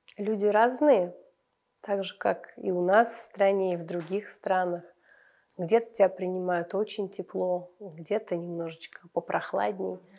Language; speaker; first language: Russian; native; Russian